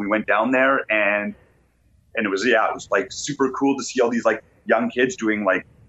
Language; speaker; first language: English; native; English